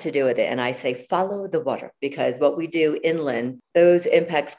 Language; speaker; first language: English; native; English